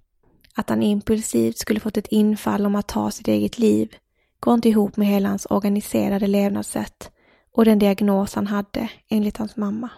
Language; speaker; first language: Swedish; native; Swedish